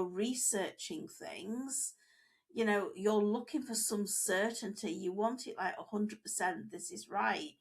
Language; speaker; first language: English; native; English